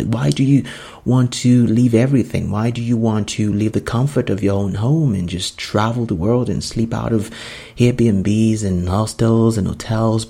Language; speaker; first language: English; non-native, local second language; Yoruba